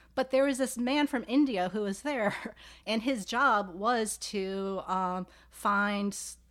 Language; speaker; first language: English; native; English